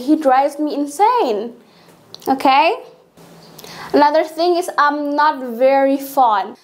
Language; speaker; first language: English; non-native, fluent; Indonesian